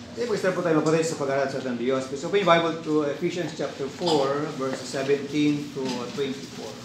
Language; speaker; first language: Filipino; non-native, local second language; Bikol